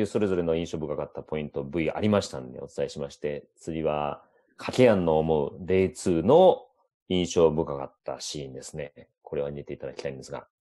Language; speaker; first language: Japanese; native; Japanese